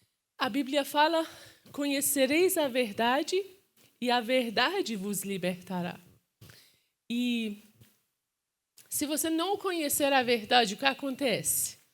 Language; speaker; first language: Portuguese; non-native, fluent; Persian